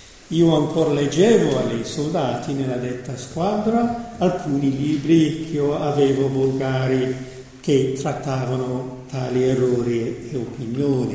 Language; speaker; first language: Italian; non-native, fluent; English